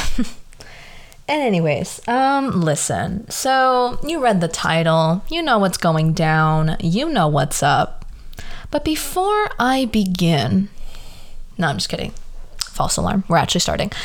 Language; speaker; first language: English; early bilingual, other home language; Spanish